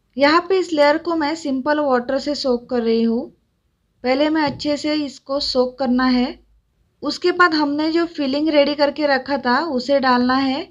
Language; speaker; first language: Hindi; non-native, local second language; Marathi